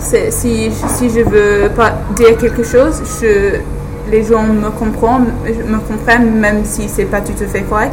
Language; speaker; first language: French; non-native, fluent; English